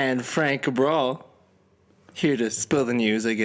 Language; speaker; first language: English; native; English